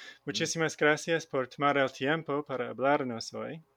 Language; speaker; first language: Spanish; non-native, learner; English